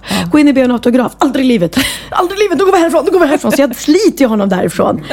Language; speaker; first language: Swedish; native; Swedish